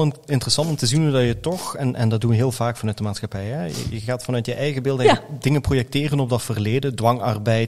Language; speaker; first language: Dutch; native; Dutch